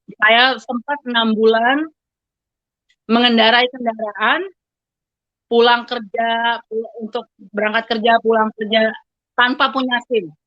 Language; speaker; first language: Indonesian; native; Indonesian